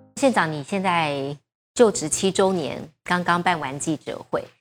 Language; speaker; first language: Chinese; native; Chinese